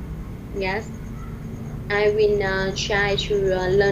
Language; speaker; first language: English; non-native, learner; Vietnamese